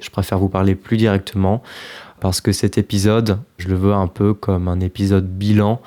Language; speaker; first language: French; native; French